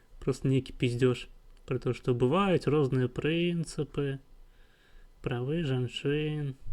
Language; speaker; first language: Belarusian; non-native, local second language; Russian